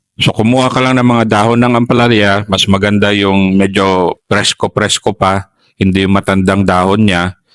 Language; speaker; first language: Filipino; native; Filipino